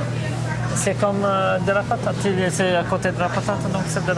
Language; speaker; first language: French; non-native, fluent; Portuguese